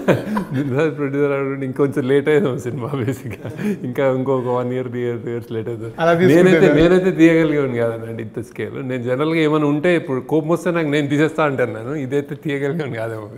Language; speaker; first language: Telugu; native; Telugu